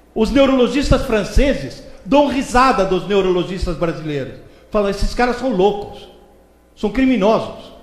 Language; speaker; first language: Portuguese; early bilingual, other home language; Italian